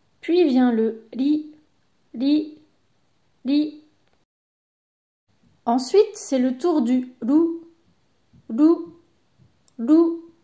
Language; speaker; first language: French; native; French